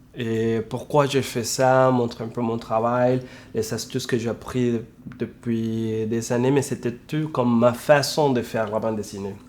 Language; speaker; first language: French; non-native, fluent; Spanish